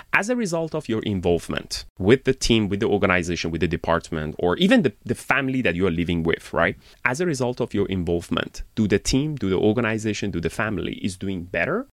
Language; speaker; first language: English; non-native, fluent; Persian